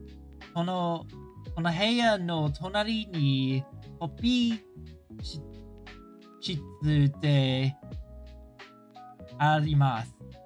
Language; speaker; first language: Japanese; non-native, learner; English